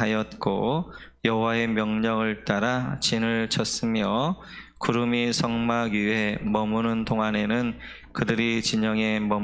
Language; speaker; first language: Korean; native; Korean